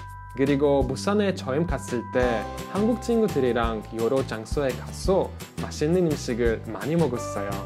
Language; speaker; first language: Korean; non-native, learner; Norwegian